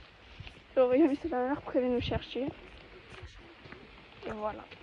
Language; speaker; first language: French; native; French